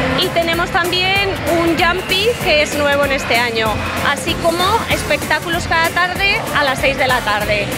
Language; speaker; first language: Spanish; native; Spanish